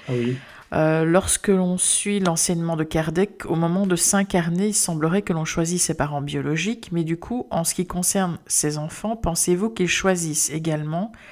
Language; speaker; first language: French; native; French